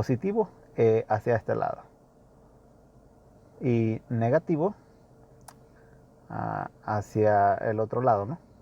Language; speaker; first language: Spanish; native; Spanish